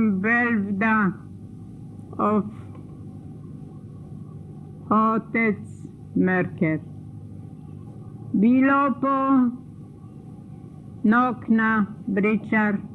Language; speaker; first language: Swedish; non-native, fluent; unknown